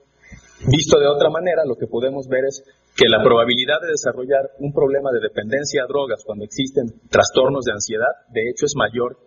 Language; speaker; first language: Spanish; native; Spanish